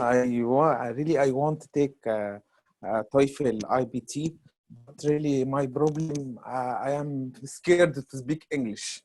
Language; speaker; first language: English; non-native, learner; Arabic